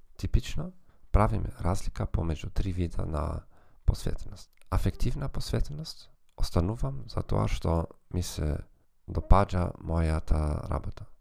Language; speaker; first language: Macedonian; non-native, learner; German